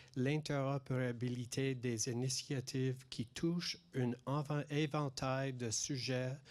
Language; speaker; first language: French; non-native, local second language; English